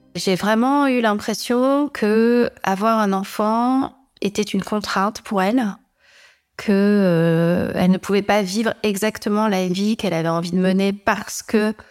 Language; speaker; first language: French; native; French